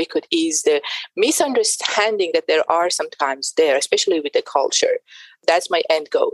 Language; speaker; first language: English; non-native, fluent; Persian